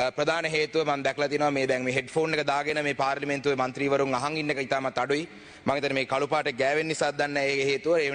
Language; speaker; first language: Sinhala; non-native, local second language; Tamil